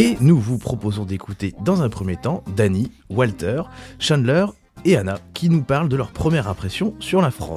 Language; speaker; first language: French; native; French